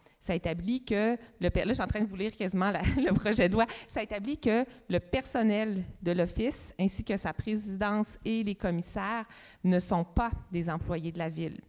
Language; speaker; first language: French; native; French